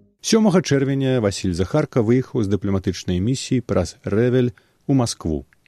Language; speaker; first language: Belarusian; native; Belarusian